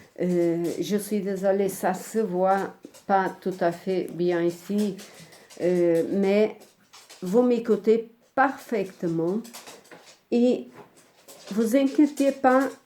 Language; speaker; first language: French; non-native, fluent; Portuguese